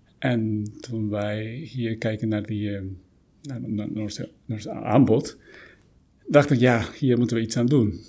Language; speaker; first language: Dutch; non-native, fluent; Spanish